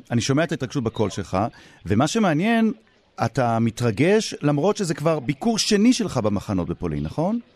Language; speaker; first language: Hebrew; native; Hebrew